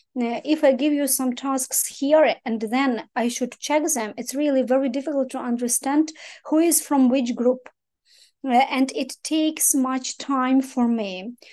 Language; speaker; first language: English; non-native, fluent; Ukrainian